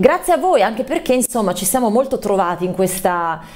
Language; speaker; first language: Italian; native; Italian